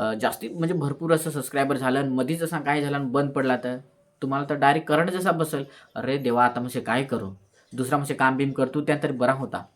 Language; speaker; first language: Marathi; native; Marathi